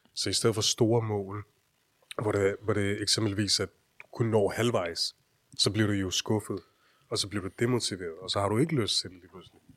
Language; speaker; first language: Danish; early bilingual, other home language; Urdu